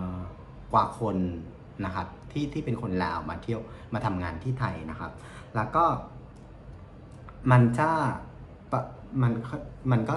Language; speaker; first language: Thai; non-native, fluent; Vietnamese